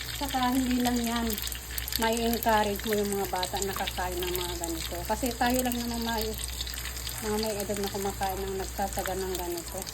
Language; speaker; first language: Filipino; non-native, local second language; Iloko